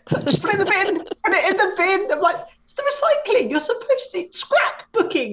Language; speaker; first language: English; native; English